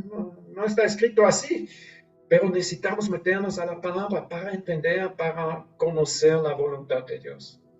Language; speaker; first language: Spanish; non-native, fluent; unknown